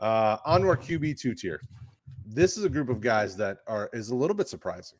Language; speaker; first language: English; native; English